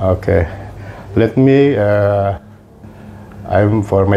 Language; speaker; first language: English; non-native, learner; Indonesian